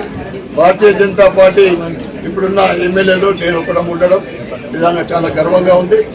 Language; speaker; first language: Telugu; native; Telugu